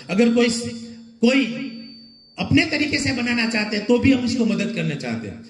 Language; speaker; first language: Hindi; non-native, local second language; Gujarati